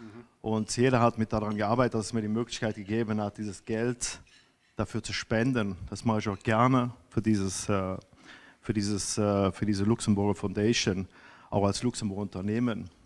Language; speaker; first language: German; non-native, local second language; Luxembourgish